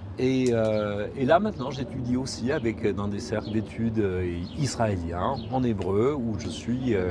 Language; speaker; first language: French; non-native, local second language; Spanish